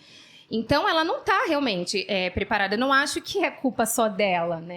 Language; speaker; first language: Portuguese; native; Portuguese